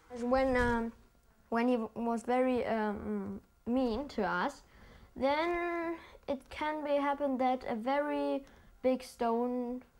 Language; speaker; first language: English; non-native, learner; German